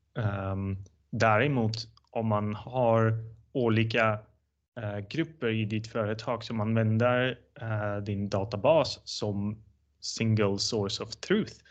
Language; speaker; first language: Swedish; non-native, fluent; Dutch